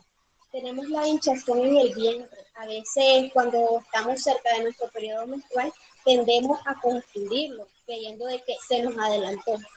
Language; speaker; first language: Spanish; native; Spanish